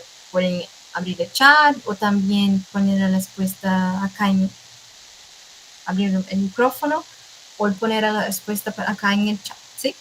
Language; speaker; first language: Spanish; non-native, fluent; Portuguese